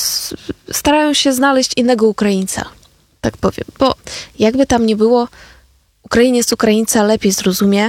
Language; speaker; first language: Polish; non-native, fluent; Ukrainian